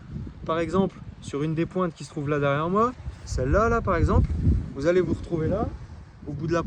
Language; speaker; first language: French; native; French